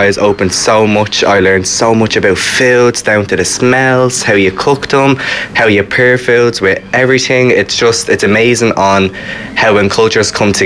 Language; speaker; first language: English; native; English